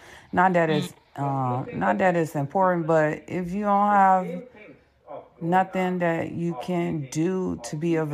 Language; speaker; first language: English; native; English